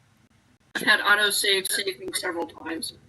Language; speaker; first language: English; native; English